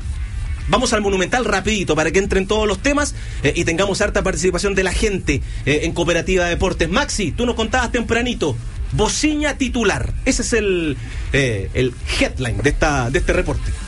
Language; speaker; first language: Spanish; native; Spanish